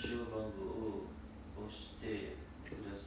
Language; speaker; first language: Japanese; non-native, learner; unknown